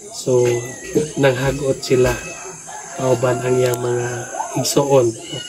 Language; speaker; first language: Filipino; non-native, local second language; Cebuano